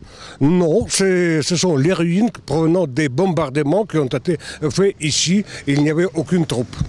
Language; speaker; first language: French; non-native, fluent; Russian